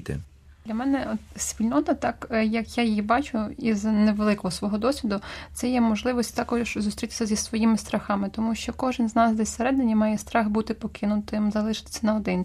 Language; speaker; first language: Ukrainian; native; Ukrainian